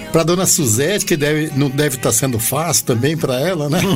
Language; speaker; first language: Portuguese; native; Portuguese